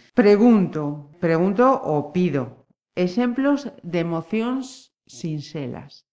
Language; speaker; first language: Galician; native; Galician